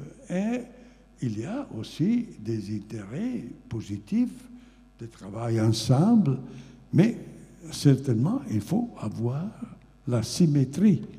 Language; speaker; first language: French; non-native, fluent; Italian